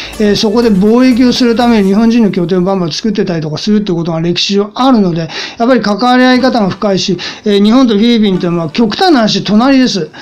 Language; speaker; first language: Japanese; native; Japanese